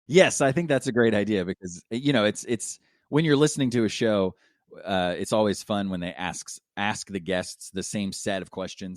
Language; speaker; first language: English; native; English